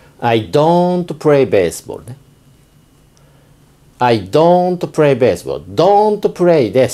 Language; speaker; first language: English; non-native, fluent; Japanese